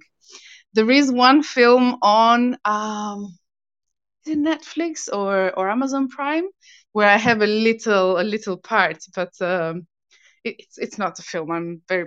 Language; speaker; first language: English; non-native, fluent; Albanian